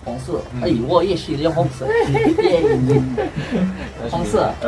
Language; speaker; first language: Chinese; non-native, learner; Malay